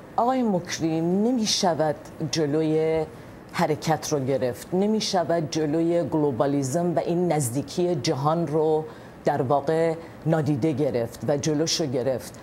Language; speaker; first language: Persian; non-native, local second language; Kurdish